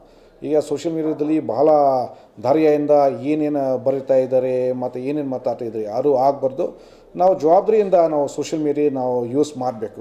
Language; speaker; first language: Kannada; non-native, fluent; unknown